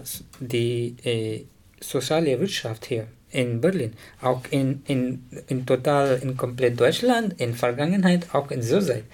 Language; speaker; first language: German; non-native, learner; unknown